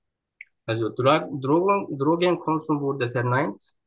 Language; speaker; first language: German; non-native, learner; Turkish